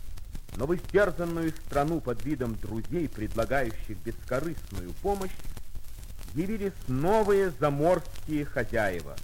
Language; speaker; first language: Russian; native; Russian